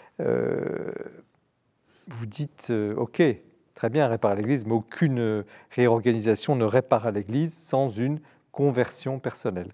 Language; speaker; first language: French; native; French